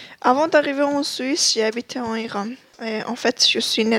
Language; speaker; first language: French; non-native, learner; Persian